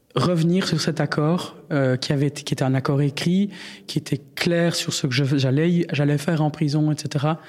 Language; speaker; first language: French; native; French